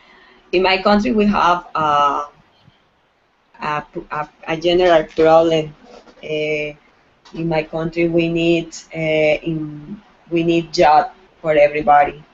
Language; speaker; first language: English; non-native, learner; Spanish